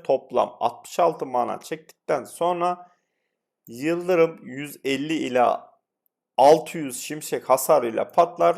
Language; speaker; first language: Turkish; native; Turkish